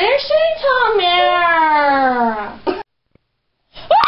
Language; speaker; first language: French; non-native, learner; English